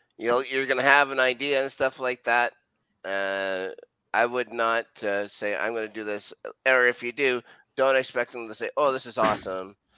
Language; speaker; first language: English; native; English